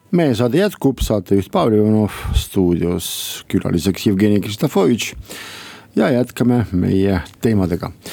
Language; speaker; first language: Estonian; non-native, local second language; Russian